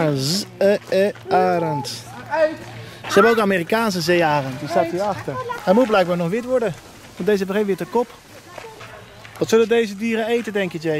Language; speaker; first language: Dutch; native; Dutch